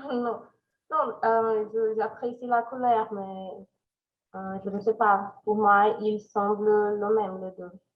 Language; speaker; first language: French; non-native, fluent; Portuguese